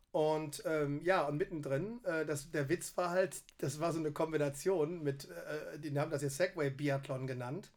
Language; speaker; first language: German; native; German